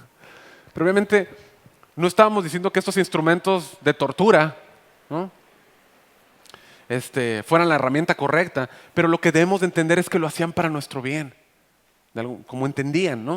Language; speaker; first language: Spanish; native; Spanish